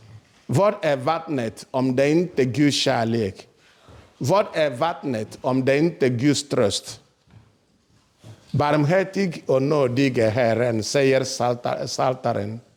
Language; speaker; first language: Swedish; non-native, fluent; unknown